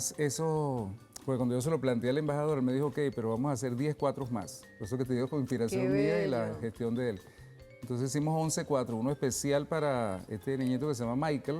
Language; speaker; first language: Spanish; native; Spanish